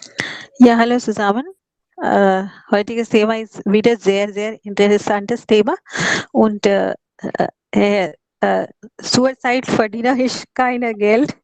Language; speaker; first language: German; non-native, learner; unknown